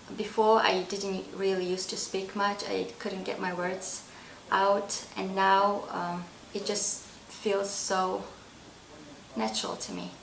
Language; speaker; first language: English; non-native, fluent; Russian